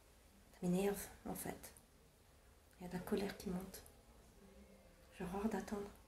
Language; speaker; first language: French; non-native, fluent; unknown